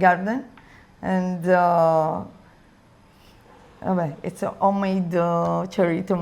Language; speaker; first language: English; non-native, learner; Italian